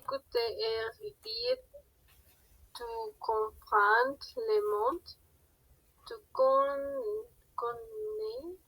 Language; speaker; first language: French; non-native, learner; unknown